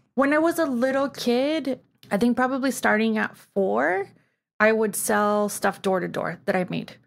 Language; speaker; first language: English; early bilingual, other home language; Spanish